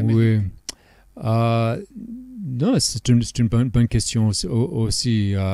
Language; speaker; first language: French; non-native, fluent; English